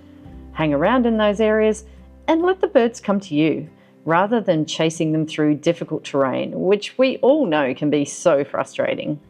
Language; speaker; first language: English; native; English